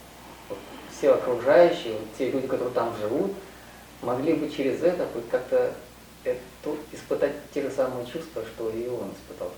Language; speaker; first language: Russian; non-native, learner; Korean